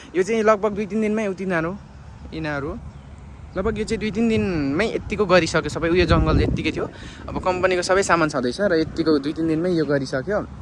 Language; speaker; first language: Nepali; native; Nepali